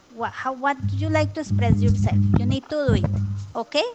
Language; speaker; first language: English; non-native, fluent; Spanish